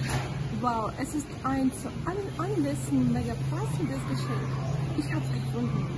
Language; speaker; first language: German; non-native, fluent; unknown